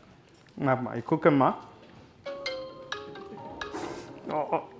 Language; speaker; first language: German; non-native, learner; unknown